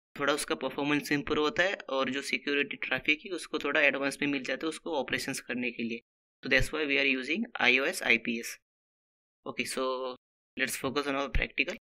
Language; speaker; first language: Hindi; non-native, local second language; Marathi